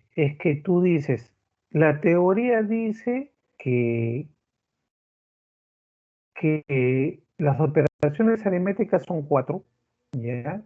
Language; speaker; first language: Spanish; native; Spanish